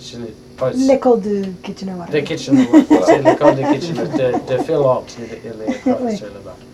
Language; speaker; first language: French; non-native, learner; English